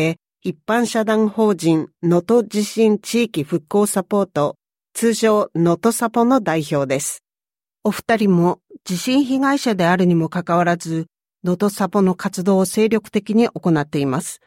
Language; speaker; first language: Japanese; native; Japanese